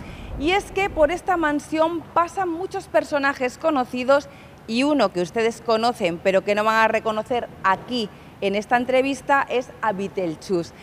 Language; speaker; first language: Spanish; native; Spanish